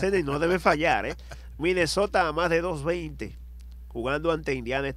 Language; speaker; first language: Spanish; native; Spanish